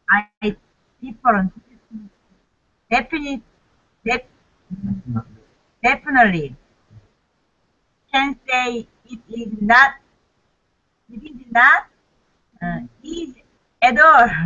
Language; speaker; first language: English; non-native, learner; Korean